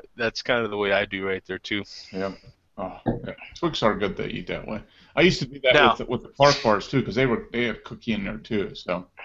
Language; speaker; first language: English; native; English